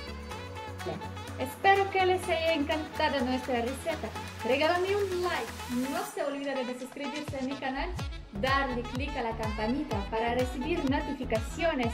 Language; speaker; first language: Spanish; non-native, learner; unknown